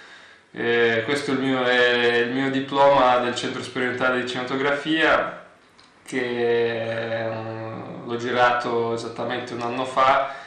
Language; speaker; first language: Italian; early bilingual, other home language; Russian